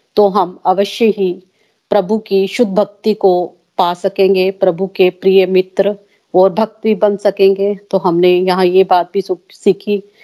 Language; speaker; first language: Hindi; native; Hindi